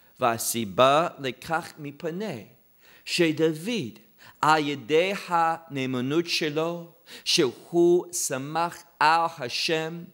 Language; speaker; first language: Hebrew; non-native, fluent; English